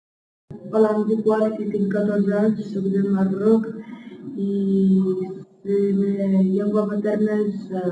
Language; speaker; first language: Spanish; non-native, learner; Arabic